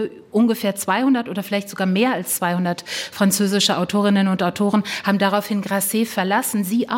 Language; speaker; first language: German; native; German